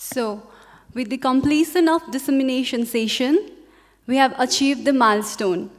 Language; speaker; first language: English; non-native, local second language; Nepali